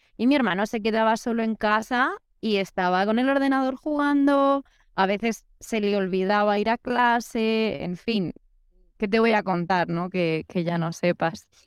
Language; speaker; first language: Spanish; native; Spanish